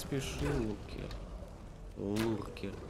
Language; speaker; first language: Russian; native; Russian